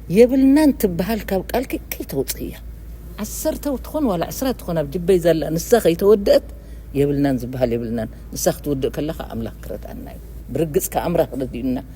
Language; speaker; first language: Tigrinya; native; Tigrinya